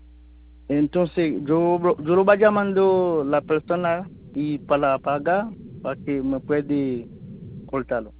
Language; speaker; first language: Spanish; non-native, learner; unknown